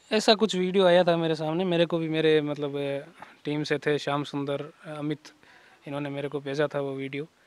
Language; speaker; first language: Hindi; native; Hindi